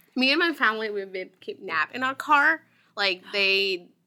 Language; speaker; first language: English; non-native, learner; Spanish